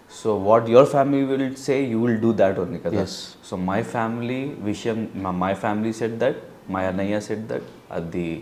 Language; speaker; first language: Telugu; non-native, learner; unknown